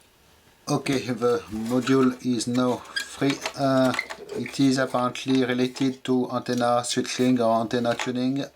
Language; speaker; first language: English; non-native, fluent; French